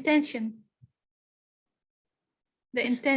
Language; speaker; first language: English; non-native, learner; Arabic